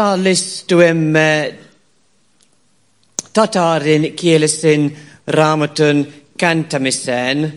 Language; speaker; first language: Finnish; non-native, fluent; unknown